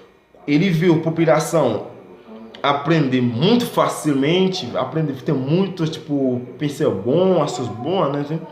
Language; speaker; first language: Portuguese; non-native, fluent; Haitian Creole